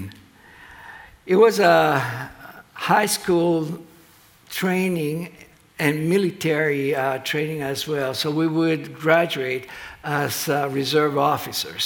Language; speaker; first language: English; non-native, fluent; Spanish